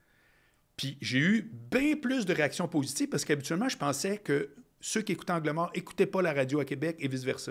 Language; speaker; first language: French; native; French